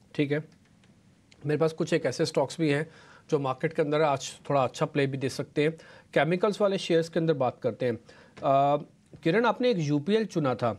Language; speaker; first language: Hindi; native; Hindi